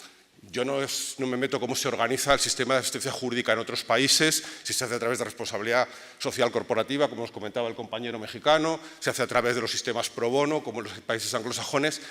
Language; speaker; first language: Spanish; native; Spanish